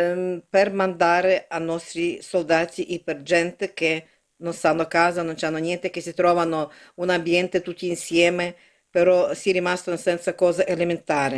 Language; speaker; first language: Italian; non-native, learner; Ukrainian